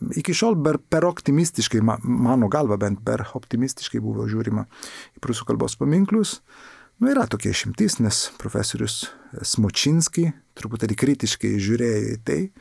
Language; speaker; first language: Lithuanian; non-native, fluent; Italian